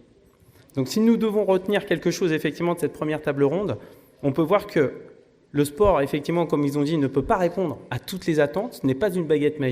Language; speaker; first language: French; native; French